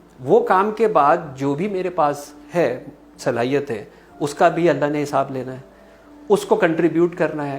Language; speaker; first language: Urdu; native; Urdu